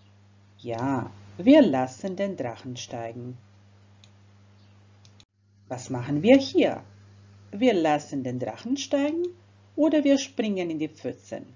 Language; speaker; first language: German; non-native, fluent; Croatian